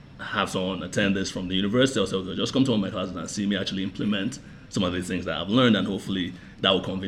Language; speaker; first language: English; non-native, local second language; Yoruba